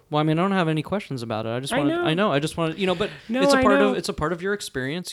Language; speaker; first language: English; native; English